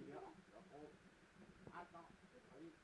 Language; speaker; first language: French; native; French